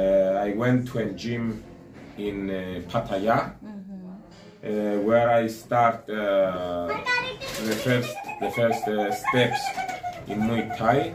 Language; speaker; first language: English; non-native, learner; Greek